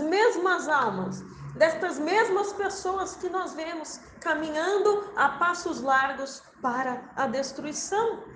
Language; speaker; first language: Portuguese; native; Portuguese